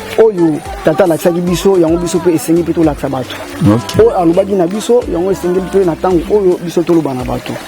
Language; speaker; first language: Lingala; non-native, local second language; Kongo